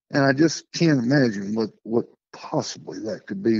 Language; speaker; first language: English; native; English